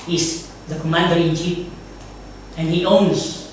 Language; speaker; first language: English; non-native, local second language; Filipino